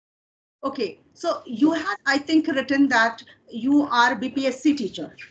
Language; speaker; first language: English; non-native, fluent; Hindi